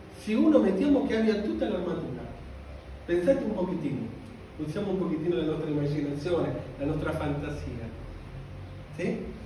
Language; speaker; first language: Italian; non-native, fluent; Spanish